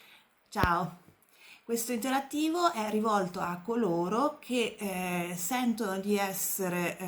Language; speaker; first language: Italian; native; Italian